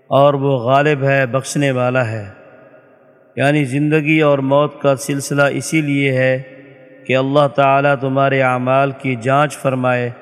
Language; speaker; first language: Urdu; native; Urdu